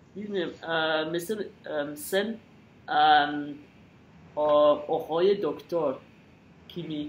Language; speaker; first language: Azerbaijani; non-native, learner; French